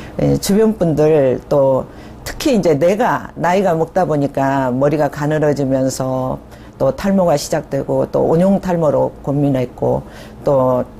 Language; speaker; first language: Korean; native; Korean